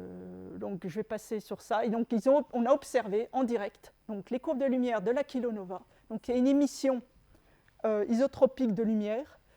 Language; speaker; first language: French; native; French